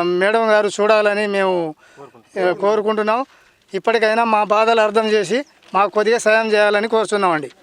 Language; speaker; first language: Telugu; non-native, local second language; Lambadi